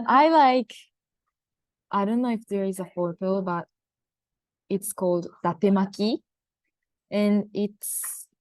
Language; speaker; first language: English; non-native, fluent; Japanese